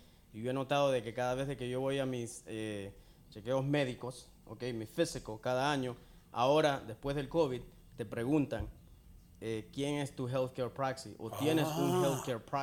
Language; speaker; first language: Spanish; native; Spanish